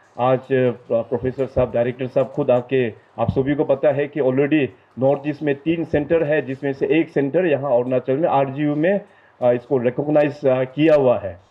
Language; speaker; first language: Hindi; non-native, local second language; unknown